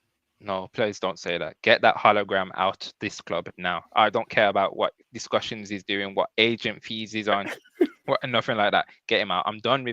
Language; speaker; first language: English; native; English